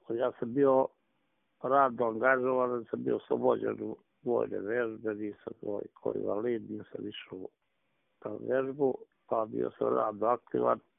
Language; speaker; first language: Serbian; native; Serbian